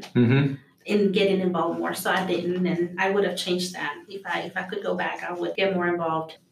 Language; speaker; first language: English; early bilingual, other home language; Spanish